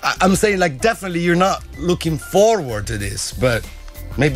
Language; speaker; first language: English; non-native, fluent; Italian